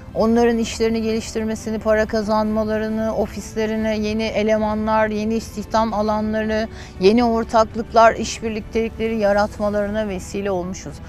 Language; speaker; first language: Turkish; native; Turkish